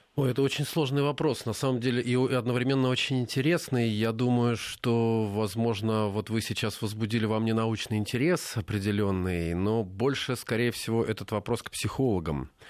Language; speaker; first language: Russian; native; Russian